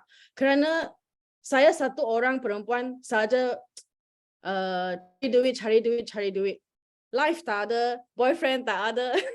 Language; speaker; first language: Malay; non-native, local second language; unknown